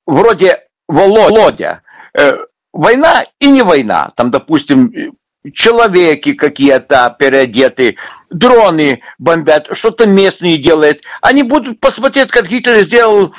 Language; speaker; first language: Russian; non-native, local second language; Lithuanian